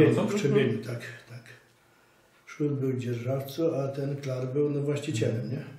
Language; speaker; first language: Polish; native; Polish